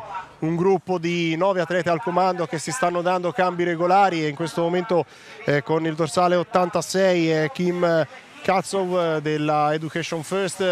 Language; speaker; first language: Italian; native; Italian